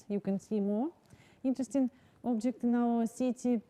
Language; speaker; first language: English; non-native, learner; Russian